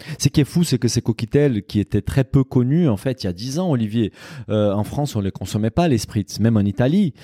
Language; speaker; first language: French; non-native, fluent; Portuguese